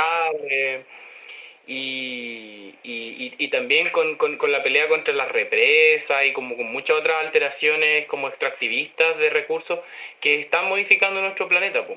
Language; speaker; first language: Spanish; native; Spanish